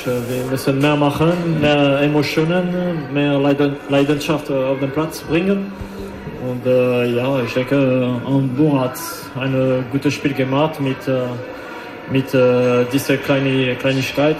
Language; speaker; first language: German; non-native, fluent; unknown